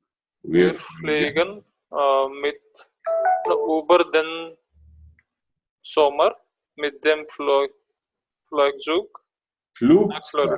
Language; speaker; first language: German; non-native, learner; Telugu